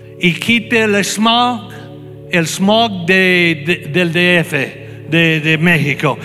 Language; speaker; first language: Spanish; non-native, fluent; English